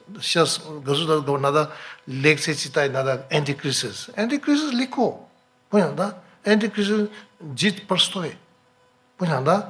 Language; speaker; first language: Russian; non-native, learner; Tibetan